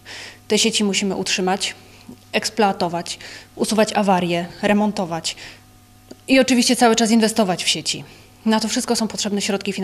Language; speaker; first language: Polish; native; Polish